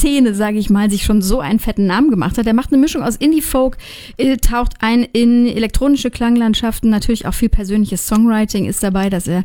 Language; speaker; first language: German; native; German